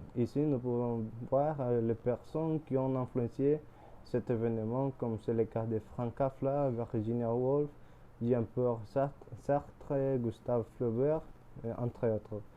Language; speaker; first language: French; non-native, learner; Spanish